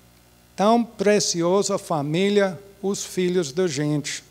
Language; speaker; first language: Portuguese; non-native, fluent; English